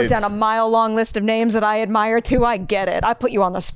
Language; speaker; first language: English; native; English